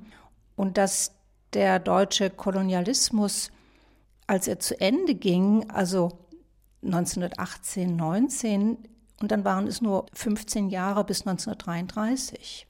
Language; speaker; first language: German; native; German